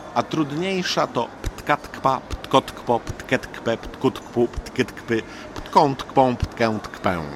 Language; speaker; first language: Polish; native; Polish